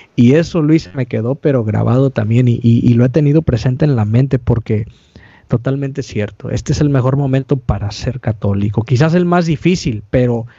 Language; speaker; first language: Spanish; native; Spanish